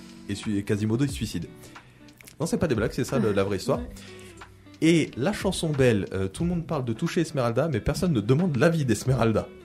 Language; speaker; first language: French; native; French